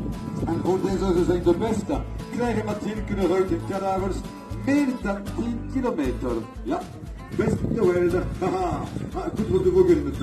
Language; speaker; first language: Dutch; non-native, local second language; French